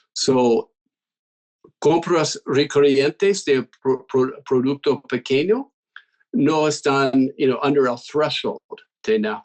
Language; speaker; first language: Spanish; non-native, fluent; English